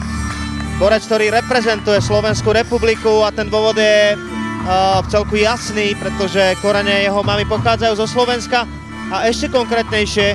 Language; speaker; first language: Slovak; native; Slovak